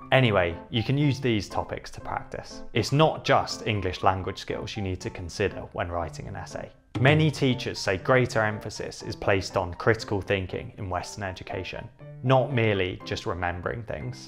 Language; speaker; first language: English; native; English